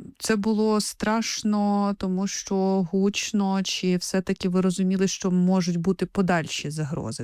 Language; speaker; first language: Ukrainian; native; Ukrainian